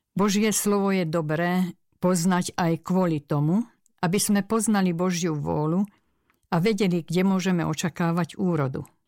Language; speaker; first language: Slovak; early bilingual, other home language; Hungarian